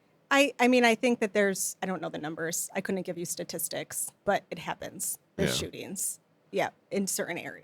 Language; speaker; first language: English; native; English